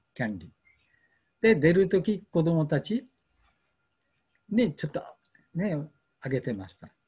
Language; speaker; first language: Japanese; non-native, learner; Bangla